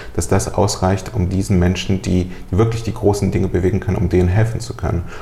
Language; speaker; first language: German; early bilingual, other home language; Russian